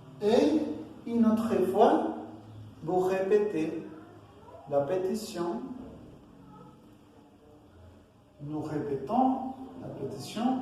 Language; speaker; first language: French; non-native, learner; Spanish